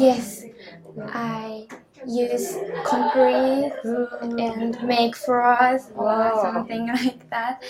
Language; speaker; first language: English; non-native, learner; Japanese